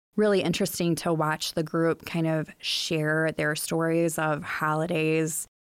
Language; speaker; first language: English; native; English